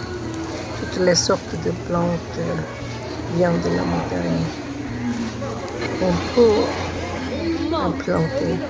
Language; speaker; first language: French; non-native, fluent; Korean